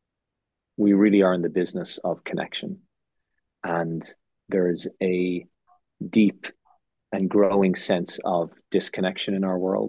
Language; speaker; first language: English; native; English